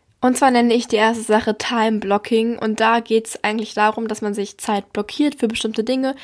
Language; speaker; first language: German; native; German